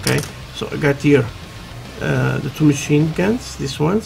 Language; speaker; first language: English; non-native, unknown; Portuguese